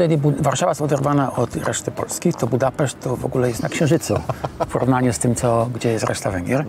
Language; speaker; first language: Polish; non-native, fluent; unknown